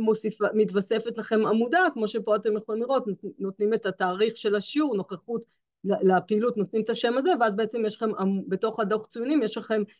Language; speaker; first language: Hebrew; native; Hebrew